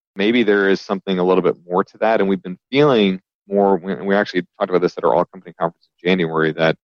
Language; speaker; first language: English; native; English